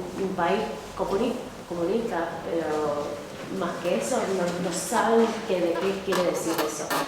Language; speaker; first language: Spanish; non-native, fluent; English